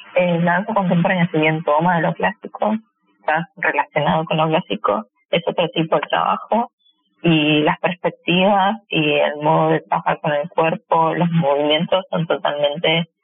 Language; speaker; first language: Spanish; native; Spanish